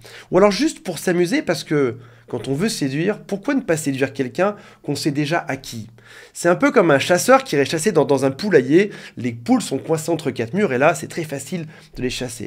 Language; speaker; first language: French; native; French